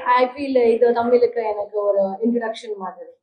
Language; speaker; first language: Tamil; non-native, learner; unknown